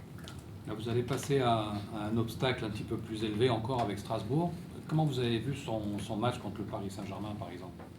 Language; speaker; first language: French; native; French